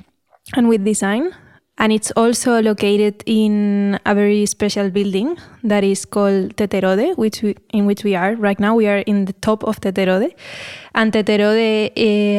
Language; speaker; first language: English; non-native, fluent; Spanish